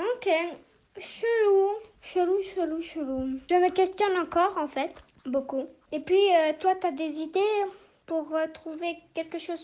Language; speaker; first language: French; native; French